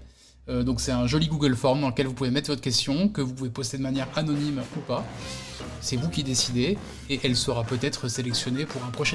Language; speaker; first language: French; native; French